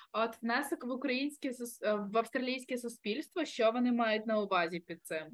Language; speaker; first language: Ukrainian; native; Ukrainian